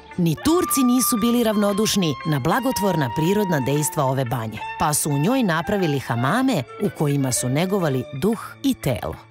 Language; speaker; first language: Serbian; native; Serbian